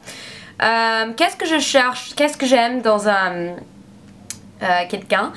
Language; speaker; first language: French; non-native, learner; English